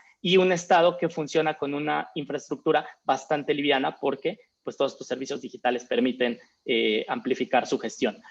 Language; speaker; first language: Spanish; native; Spanish